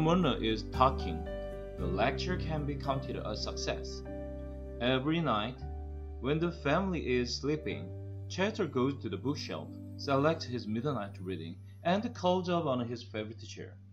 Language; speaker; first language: English; non-native, fluent; Korean